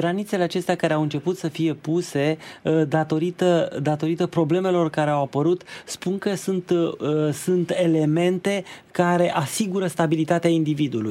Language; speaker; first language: Romanian; native; Romanian